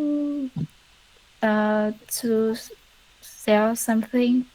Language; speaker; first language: English; non-native, learner; Vietnamese